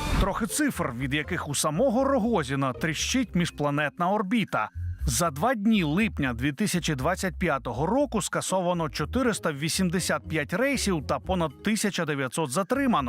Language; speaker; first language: Ukrainian; native; Ukrainian